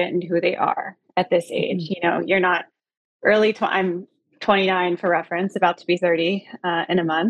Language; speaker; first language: English; native; English